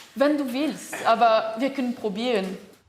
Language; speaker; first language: German; non-native, fluent; French